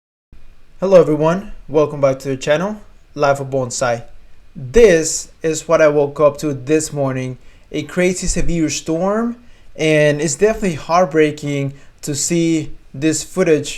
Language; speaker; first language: English; non-native, fluent; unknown